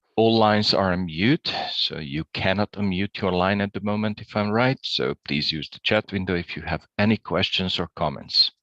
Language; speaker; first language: English; non-native, fluent; Hungarian